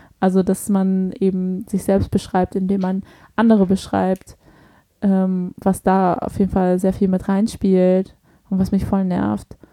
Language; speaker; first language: German; early bilingual, other home language; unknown